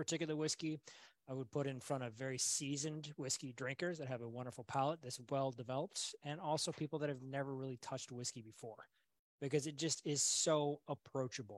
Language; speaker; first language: English; native; English